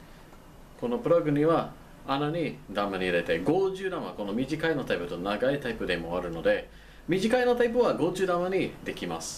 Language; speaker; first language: Japanese; non-native, learner; English